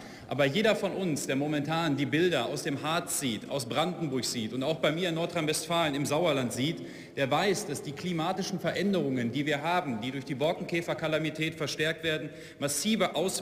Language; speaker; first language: German; native; German